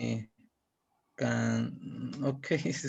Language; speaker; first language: English; non-native, learner; Spanish